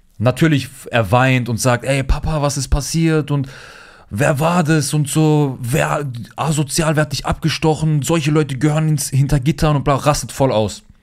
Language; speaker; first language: German; early bilingual, other home language; Turkish